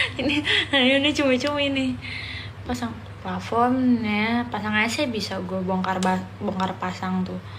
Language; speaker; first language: Indonesian; native; Indonesian